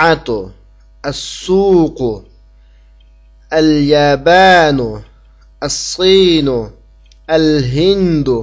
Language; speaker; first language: Arabic; non-native, fluent; Uyghur